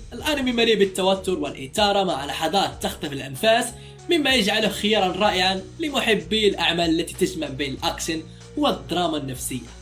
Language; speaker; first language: Arabic; native; Arabic